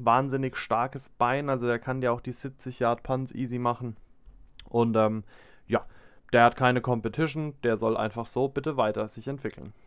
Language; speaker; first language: German; native; German